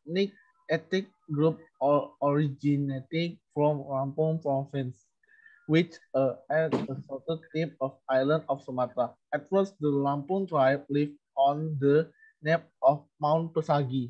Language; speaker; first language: English; non-native, learner; Indonesian